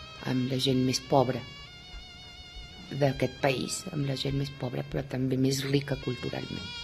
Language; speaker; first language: Catalan; early bilingual, heritage; Catalan